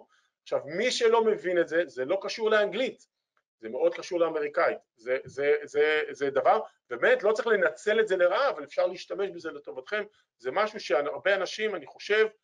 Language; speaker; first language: Hebrew; native; Hebrew